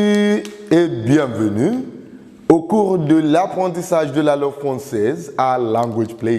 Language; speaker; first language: French; non-native, fluent; English